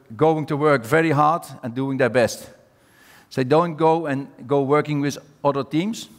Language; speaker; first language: English; non-native, fluent; Dutch